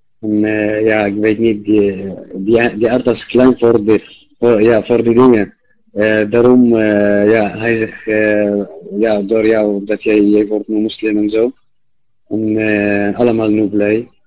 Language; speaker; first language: Dutch; non-native, learner; Arabic